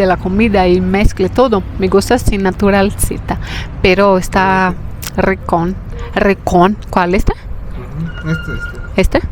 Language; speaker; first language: Spanish; non-native, fluent; Portuguese